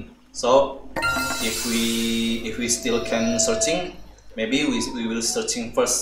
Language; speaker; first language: English; non-native, learner; Indonesian